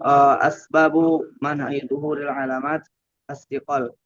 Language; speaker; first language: Arabic; non-native, learner; Indonesian